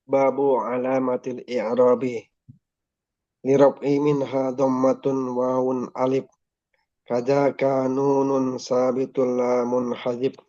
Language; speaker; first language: Arabic; non-native, learner; Indonesian